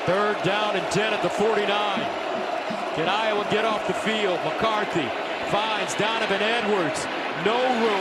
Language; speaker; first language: English; native; English